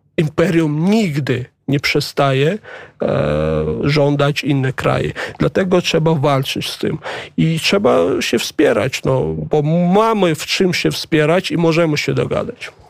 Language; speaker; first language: Polish; non-native, fluent; Chechen